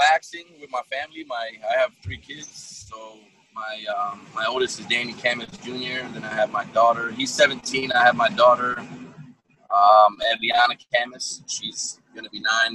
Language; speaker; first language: English; native; English